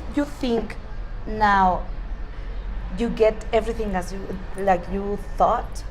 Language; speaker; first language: English; non-native, learner; Spanish